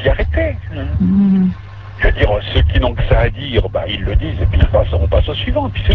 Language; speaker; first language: French; native; French